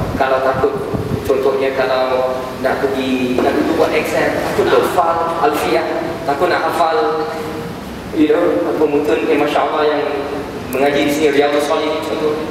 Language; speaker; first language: Malay; native; Malay